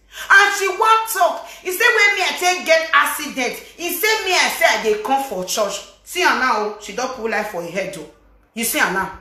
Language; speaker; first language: English; non-native, local second language; Bini